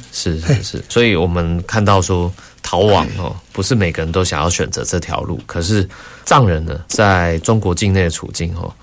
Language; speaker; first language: Chinese; native; Chinese